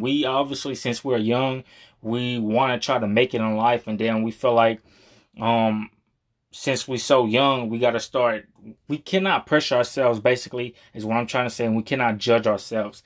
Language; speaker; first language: English; native; English